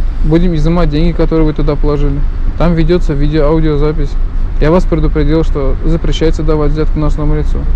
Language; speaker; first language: Russian; native; Russian